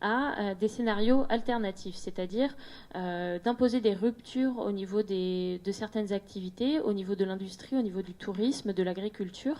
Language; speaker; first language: French; native; French